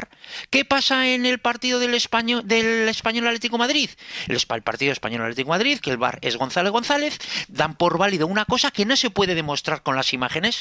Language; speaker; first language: Spanish; native; Spanish